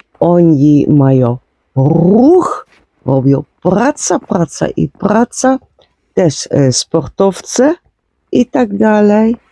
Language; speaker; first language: Polish; non-native, learner; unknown